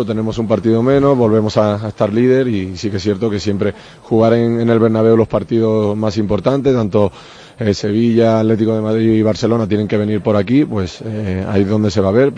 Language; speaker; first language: Spanish; native; Spanish